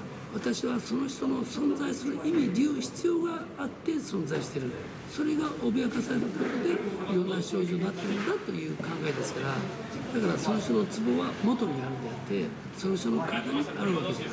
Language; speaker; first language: Japanese; early bilingual, other home language; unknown